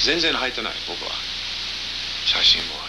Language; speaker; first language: Japanese; non-native, learner; English